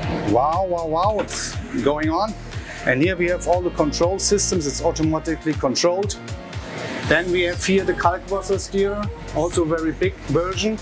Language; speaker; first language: English; non-native, fluent; German